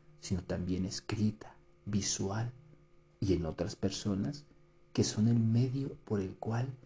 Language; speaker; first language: Spanish; native; Spanish